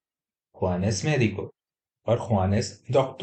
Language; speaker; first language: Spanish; non-native, fluent; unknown